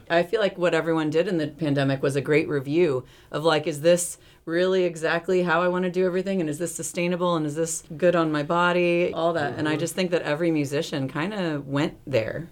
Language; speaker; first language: English; early bilingual, other home language; Spanish